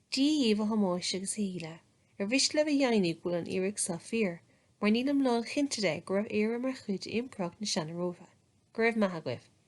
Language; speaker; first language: Irish; native; Irish